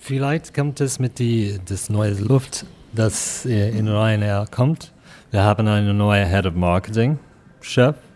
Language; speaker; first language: German; non-native, fluent; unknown